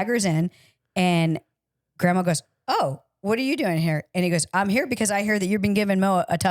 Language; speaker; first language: English; native; English